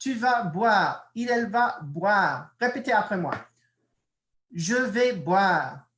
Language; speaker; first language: French; non-native, fluent; English